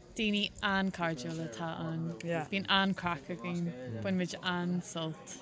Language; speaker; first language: Irish; non-native, local second language; English